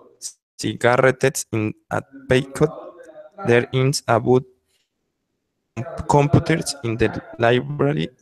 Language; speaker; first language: English; non-native, learner; Spanish